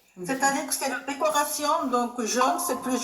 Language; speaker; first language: French; non-native, learner; Japanese